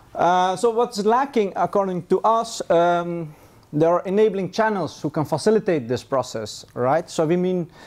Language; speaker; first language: English; non-native, fluent; Persian